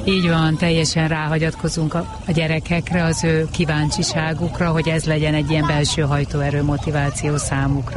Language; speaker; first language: Hungarian; native; Hungarian